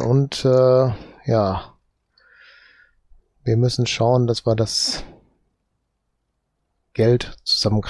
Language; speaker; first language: German; native; German